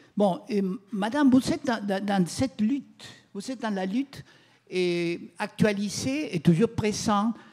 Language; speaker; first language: French; non-native, fluent; Spanish